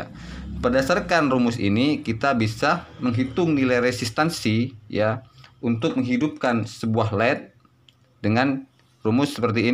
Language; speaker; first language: Indonesian; native; Indonesian